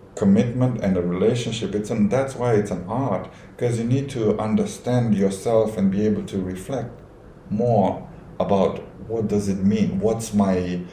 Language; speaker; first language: English; non-native, fluent; Romanian